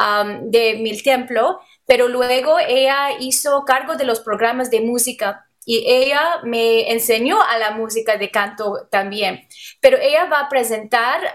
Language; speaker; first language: Spanish; non-native, learner; English